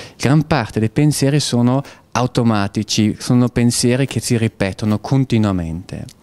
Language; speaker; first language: Italian; non-native, fluent; German